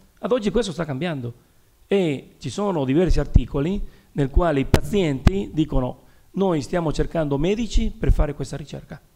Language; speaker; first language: Italian; non-native, fluent; Spanish